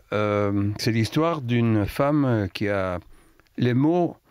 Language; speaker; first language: French; non-native, fluent; Italian